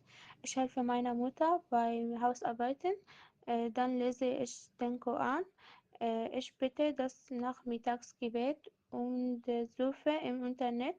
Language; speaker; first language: German; non-native, learner; Arabic